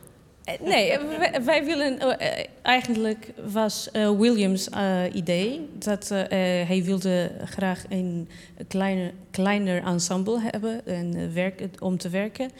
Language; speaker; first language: Dutch; non-native, learner; Portuguese